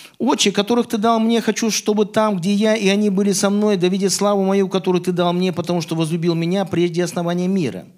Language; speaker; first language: Russian; native; Russian